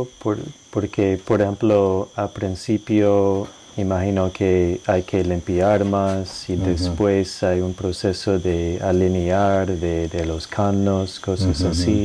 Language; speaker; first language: Spanish; non-native, fluent; English